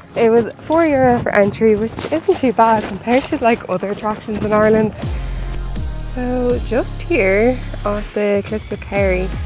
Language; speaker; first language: English; native; English